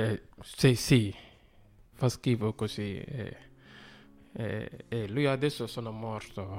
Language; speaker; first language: Italian; non-native, learner; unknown